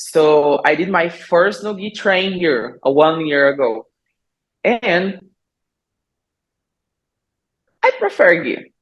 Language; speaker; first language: English; non-native, learner; Portuguese